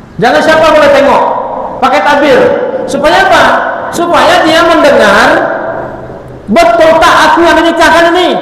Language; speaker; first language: Indonesian; native; Indonesian